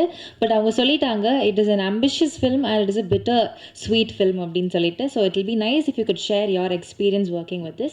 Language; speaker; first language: Tamil; native; Tamil